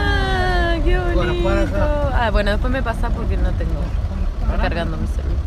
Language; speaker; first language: Spanish; non-native, fluent; Portuguese